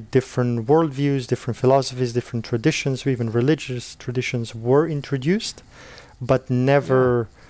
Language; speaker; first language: English; non-native, fluent; Slovenian